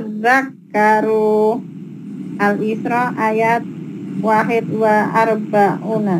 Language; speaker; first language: Arabic; non-native, learner; Indonesian